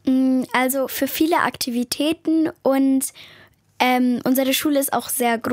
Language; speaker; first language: German; early bilingual, other home language; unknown